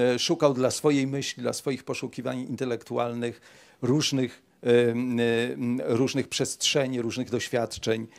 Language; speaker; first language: Polish; native; Polish